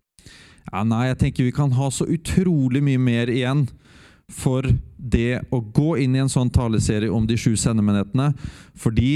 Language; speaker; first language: Norwegian; native; Norwegian